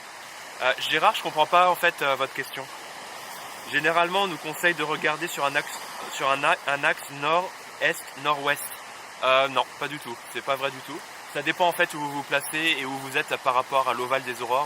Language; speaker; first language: French; native; French